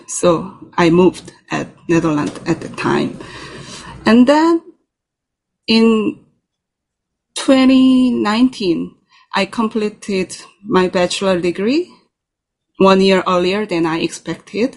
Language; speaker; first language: English; non-native, learner; Korean